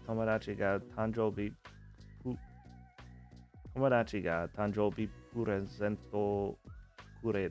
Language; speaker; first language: Japanese; non-native, learner; English